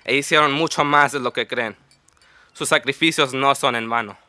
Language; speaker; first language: Spanish; early bilingual, heritage; Spanish